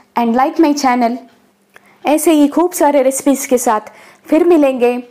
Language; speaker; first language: Hindi; non-native, local second language; Telugu